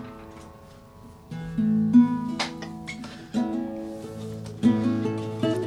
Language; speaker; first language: English; native; English